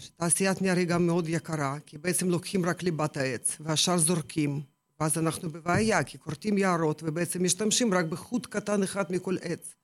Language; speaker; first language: Hebrew; non-native, fluent; Russian